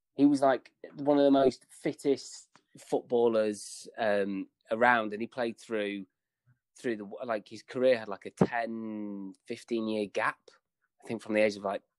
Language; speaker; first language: English; native; English